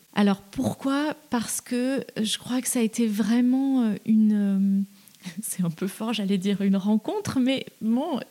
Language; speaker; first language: French; native; French